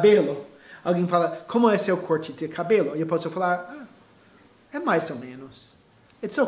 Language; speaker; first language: Portuguese; non-native, fluent; English